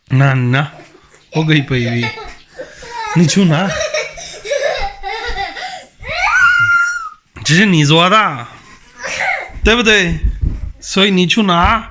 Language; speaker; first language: Chinese; non-native, learner; Punjabi